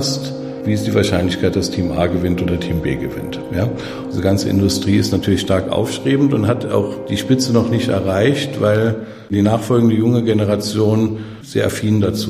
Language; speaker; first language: German; native; German